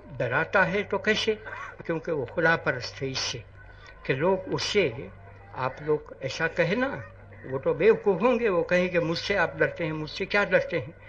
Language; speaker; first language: Hindi; non-native, local second language; Gujarati